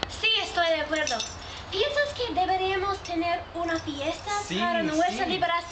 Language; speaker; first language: Spanish; non-native, learner; English